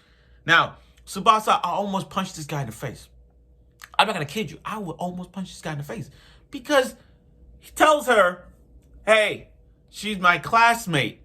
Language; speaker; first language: English; native; English